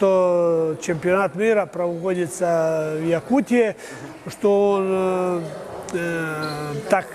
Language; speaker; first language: Russian; non-native, learner; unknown